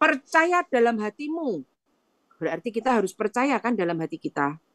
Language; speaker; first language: Indonesian; native; Indonesian